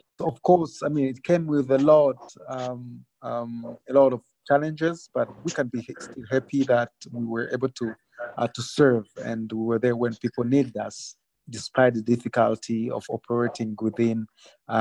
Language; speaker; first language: English; non-native, local second language; Kinyarwanda